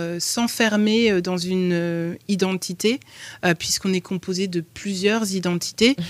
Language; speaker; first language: French; native; French